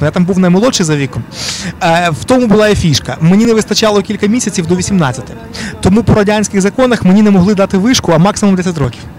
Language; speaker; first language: Ukrainian; native; Ukrainian